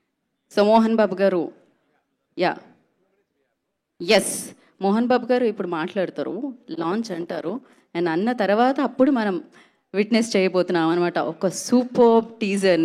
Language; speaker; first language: Telugu; native; Telugu